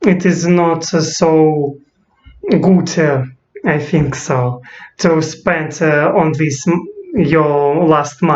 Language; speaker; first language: English; non-native, learner; Russian